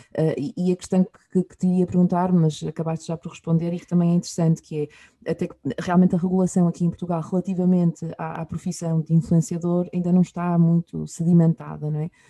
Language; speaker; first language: Portuguese; native; Portuguese